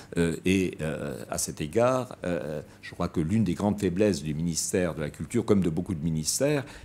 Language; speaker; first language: French; native; French